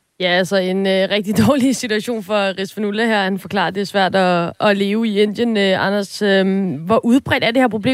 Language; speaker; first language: Danish; native; Danish